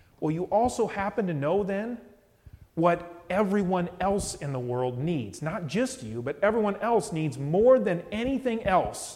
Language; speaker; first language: English; native; English